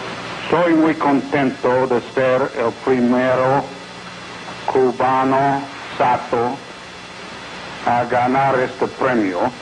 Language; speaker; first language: Spanish; non-native, learner; English